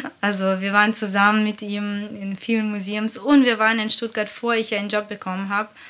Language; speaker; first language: German; non-native, fluent; Latvian